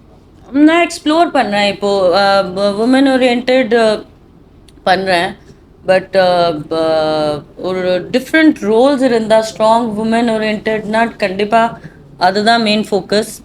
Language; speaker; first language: Tamil; non-native, fluent; Hindi